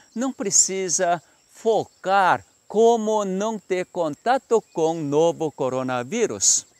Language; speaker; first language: Portuguese; non-native, fluent; Korean